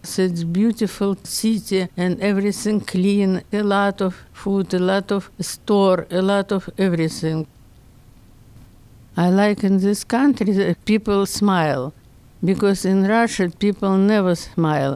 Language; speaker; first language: English; non-native, learner; Russian